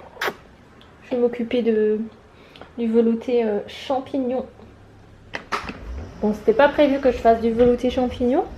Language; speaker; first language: French; native; French